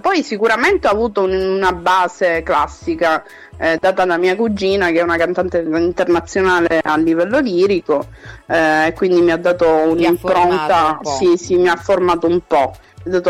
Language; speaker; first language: Italian; early bilingual, other home language; Portuguese